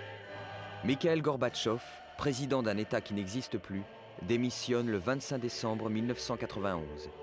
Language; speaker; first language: French; native; French